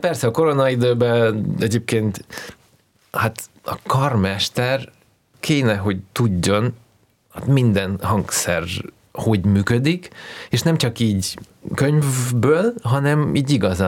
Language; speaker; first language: Hungarian; early bilingual, heritage; Hungarian